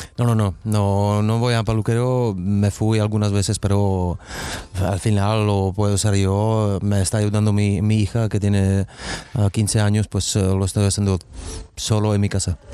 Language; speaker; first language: Spanish; non-native, fluent; Czech